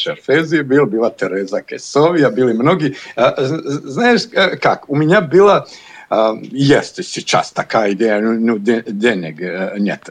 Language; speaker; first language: Russian; non-native, learner; Bosnian